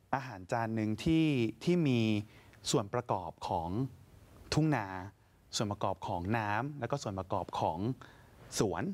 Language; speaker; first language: Thai; native; Thai